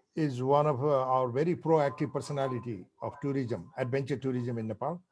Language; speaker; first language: English; non-native, local second language; Nepali